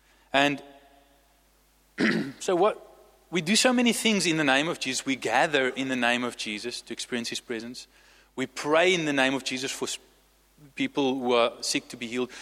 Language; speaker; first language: English; non-native, local second language; Afrikaans